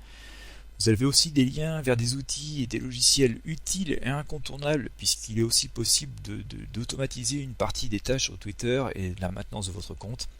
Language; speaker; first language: French; native; French